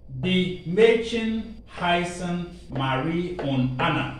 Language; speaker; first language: German; non-native, learner; Akan